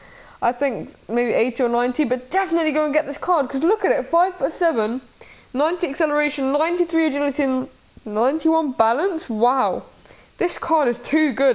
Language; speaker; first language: English; native; English